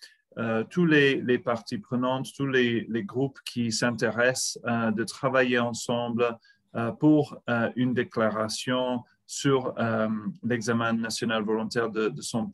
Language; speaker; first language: French; non-native, fluent; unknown